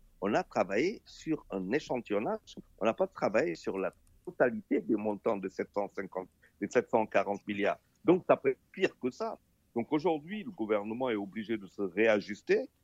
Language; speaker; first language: French; non-native, local second language; Wolof